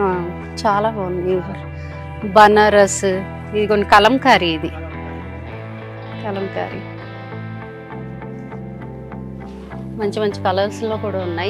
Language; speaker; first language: Telugu; native; Telugu